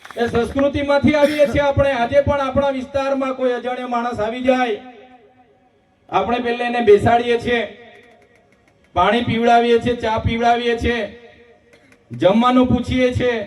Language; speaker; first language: Gujarati; non-native, local second language; Vasavi